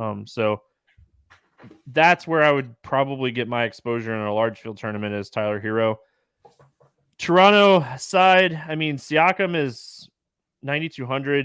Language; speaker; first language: English; native; English